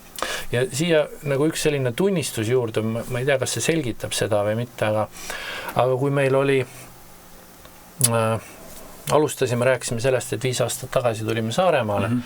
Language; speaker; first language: Estonian; native; Estonian